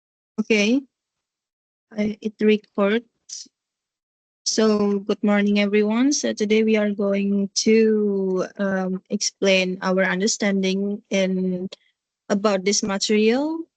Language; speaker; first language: English; non-native, learner; Indonesian